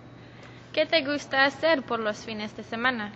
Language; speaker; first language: Spanish; non-native, learner; English